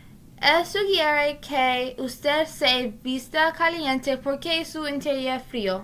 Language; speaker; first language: Spanish; non-native, learner; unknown